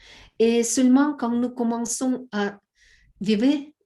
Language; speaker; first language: French; non-native, learner; Russian